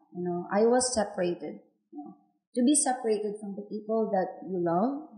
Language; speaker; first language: English; non-native, local second language; Filipino